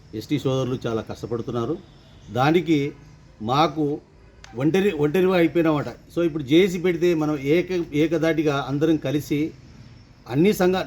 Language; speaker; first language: Telugu; non-native, local second language; Lambadi